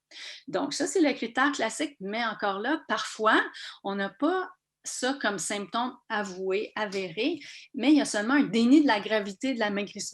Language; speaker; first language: French; native; French